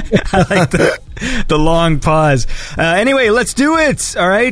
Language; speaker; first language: English; native; English